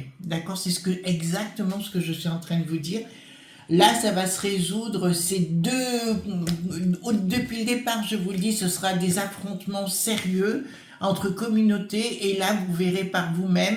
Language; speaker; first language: French; native; French